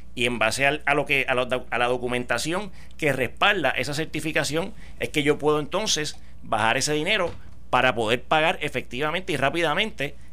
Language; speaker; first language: Spanish; native; Spanish